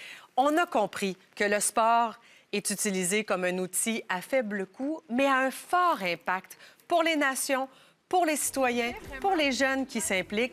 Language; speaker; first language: French; native; French